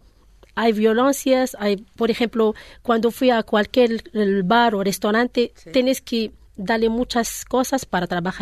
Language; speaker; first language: Spanish; non-native, learner; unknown